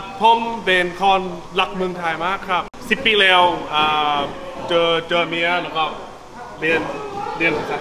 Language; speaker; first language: Thai; non-native, fluent; English